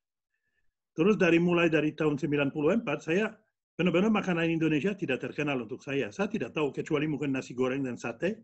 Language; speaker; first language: Indonesian; non-native, fluent; French